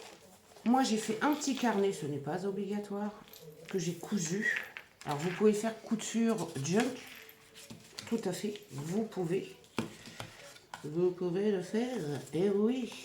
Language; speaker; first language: French; native; French